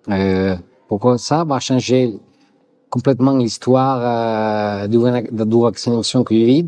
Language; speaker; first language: French; non-native, learner; Italian